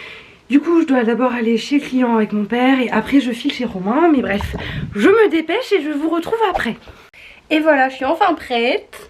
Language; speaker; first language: French; native; French